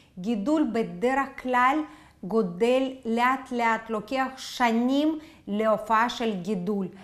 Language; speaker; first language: Hebrew; non-native, fluent; Russian